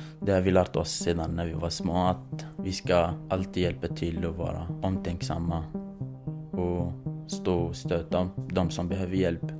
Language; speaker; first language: Swedish; non-native, fluent; Kurdish